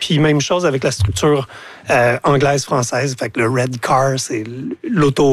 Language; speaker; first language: French; native; French